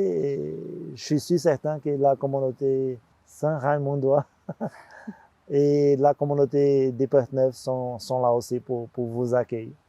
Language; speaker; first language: French; non-native, fluent; Portuguese